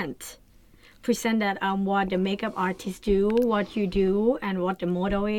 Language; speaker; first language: English; non-native, learner; Thai